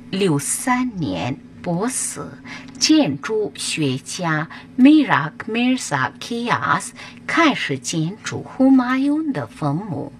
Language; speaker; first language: Chinese; non-native, learner; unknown